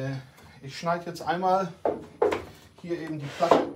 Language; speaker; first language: German; native; German